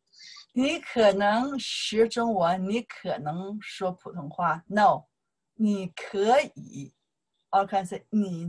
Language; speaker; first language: Chinese; non-native, learner; English